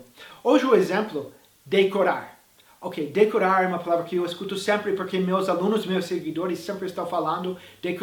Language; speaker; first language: Portuguese; non-native, fluent; English